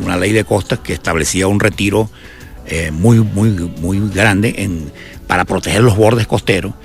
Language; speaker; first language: Spanish; native; Spanish